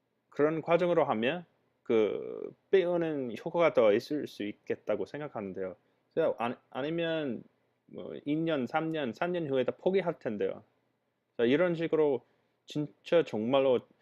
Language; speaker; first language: Korean; non-native, fluent; English